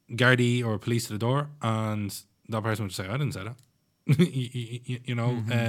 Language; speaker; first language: English; native; English